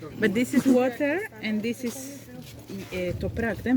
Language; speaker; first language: English; non-native, learner; Spanish